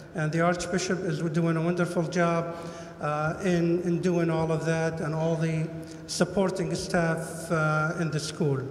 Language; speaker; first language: English; non-native, fluent; Arabic